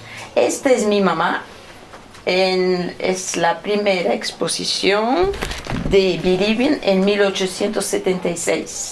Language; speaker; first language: Spanish; non-native, fluent; Russian